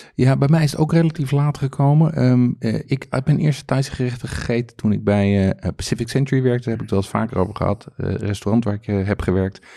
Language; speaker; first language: Dutch; native; Dutch